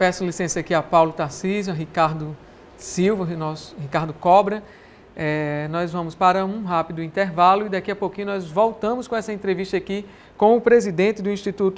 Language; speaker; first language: Portuguese; native; Portuguese